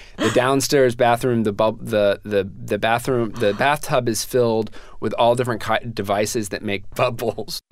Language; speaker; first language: English; native; English